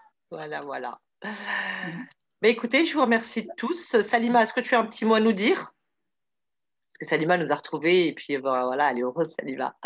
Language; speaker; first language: French; native; French